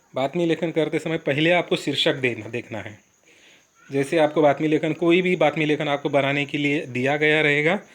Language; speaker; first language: Hindi; non-native, local second language; Marathi